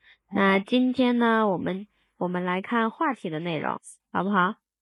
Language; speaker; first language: Chinese; non-native, fluent; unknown